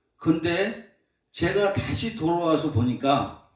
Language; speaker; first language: Korean; native; Korean